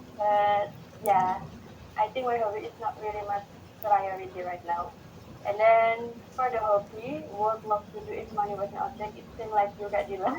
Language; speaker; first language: English; non-native, learner; Indonesian